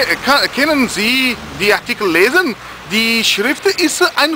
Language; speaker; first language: German; non-native, learner; Portuguese